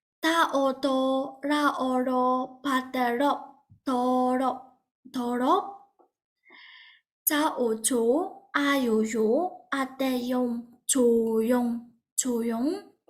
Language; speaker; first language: Korean; non-native, fluent; Burmese